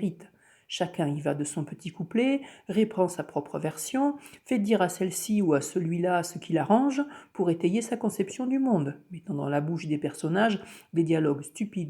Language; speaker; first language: French; native; French